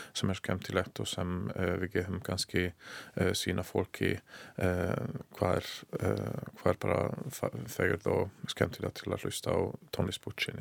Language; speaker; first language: Icelandic; non-native, learner; Hungarian